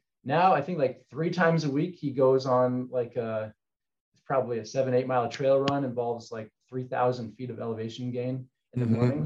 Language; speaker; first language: English; native; English